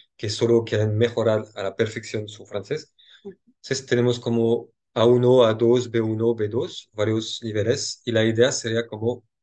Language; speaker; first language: Spanish; non-native, fluent; French